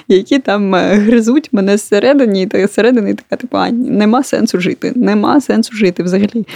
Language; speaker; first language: Ukrainian; native; Ukrainian